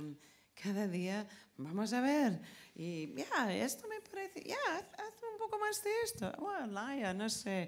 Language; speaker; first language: Spanish; non-native, fluent; English